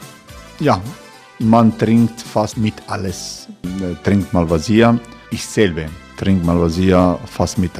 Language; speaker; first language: German; non-native, learner; Croatian